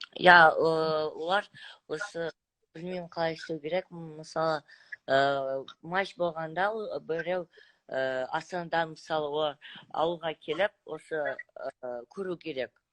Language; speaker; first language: Kazakh; non-native, local second language; Russian